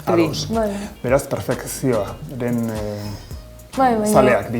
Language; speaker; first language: Basque; native; Basque